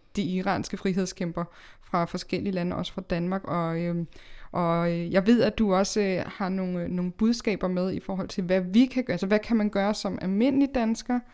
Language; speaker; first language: Danish; native; Danish